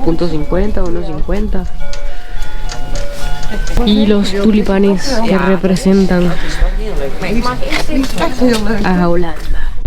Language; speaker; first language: Spanish; native; Spanish